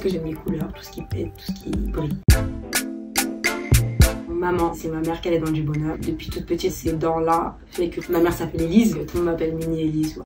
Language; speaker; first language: French; native; French